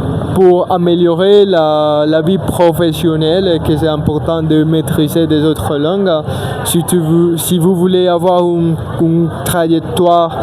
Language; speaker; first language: French; non-native, learner; Spanish